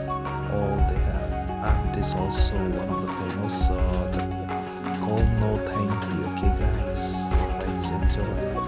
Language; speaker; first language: English; non-native, learner; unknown